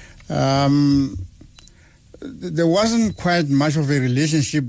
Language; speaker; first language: English; non-native, local second language; Tswana